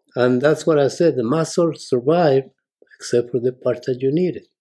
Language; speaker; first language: English; non-native, fluent; Spanish